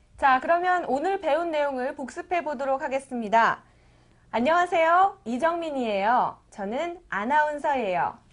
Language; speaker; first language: Korean; native; Korean